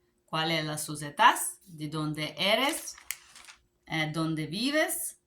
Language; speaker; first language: Spanish; non-native, learner; Bulgarian